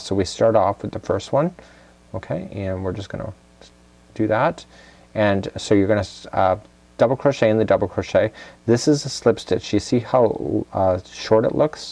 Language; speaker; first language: English; native; English